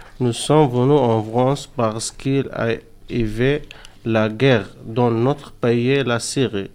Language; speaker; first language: French; non-native, learner; Arabic